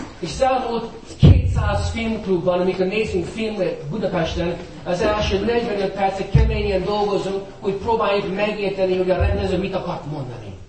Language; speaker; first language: Hungarian; non-native, fluent; English